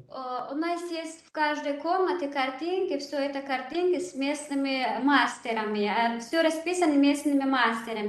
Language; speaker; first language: Russian; non-native, learner; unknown